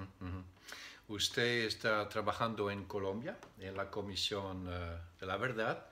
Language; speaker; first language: Spanish; non-native, fluent; Dutch